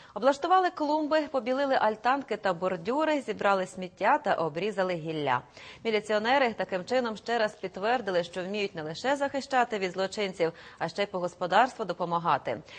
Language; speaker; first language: Ukrainian; native; Ukrainian